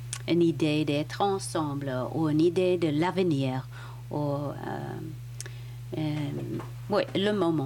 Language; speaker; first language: French; non-native, fluent; English